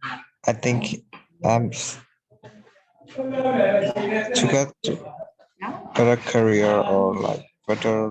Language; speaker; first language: English; non-native, learner; Burmese